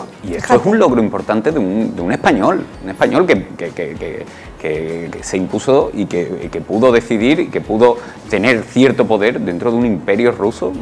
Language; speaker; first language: Spanish; native; Spanish